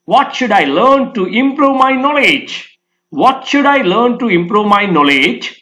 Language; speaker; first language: English; non-native, local second language; Sinhala